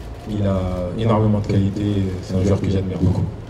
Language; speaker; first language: French; native; French